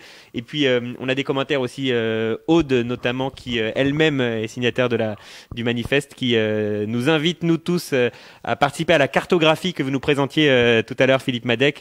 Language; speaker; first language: French; native; French